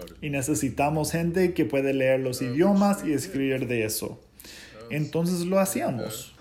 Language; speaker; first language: Spanish; non-native, fluent; English